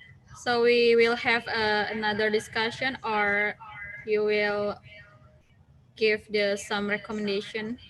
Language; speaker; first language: English; non-native, local second language; Indonesian